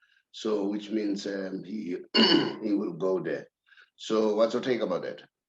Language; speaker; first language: English; non-native, local second language; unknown